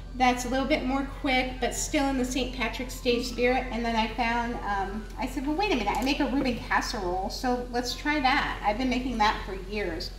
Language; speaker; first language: English; native; English